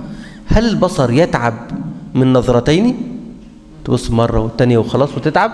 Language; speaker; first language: Arabic; native; Arabic